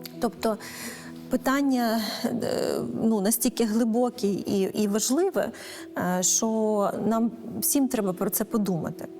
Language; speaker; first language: Ukrainian; native; Ukrainian